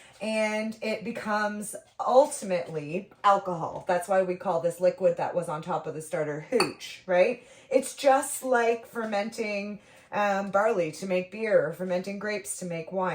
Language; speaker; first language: English; native; English